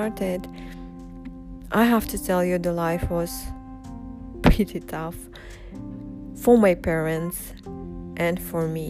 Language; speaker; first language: English; non-native, fluent; Russian